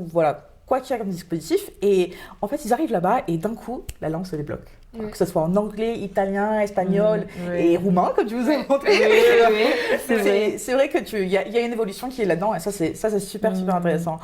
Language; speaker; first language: French; native; French